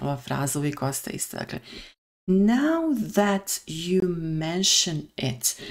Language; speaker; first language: English; non-native, fluent; Serbian